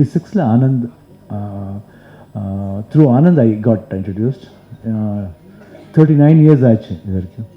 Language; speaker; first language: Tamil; non-native, local second language; Kannada